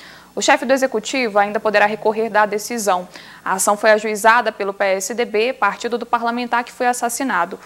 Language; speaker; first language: Portuguese; native; Portuguese